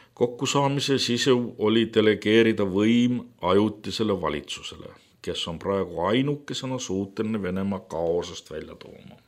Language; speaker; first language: Estonian; native; Estonian